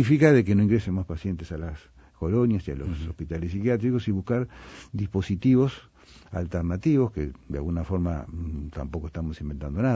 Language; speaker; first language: Spanish; native; Spanish